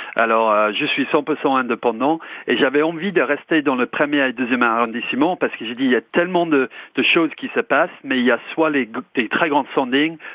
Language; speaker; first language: French; non-native, fluent; English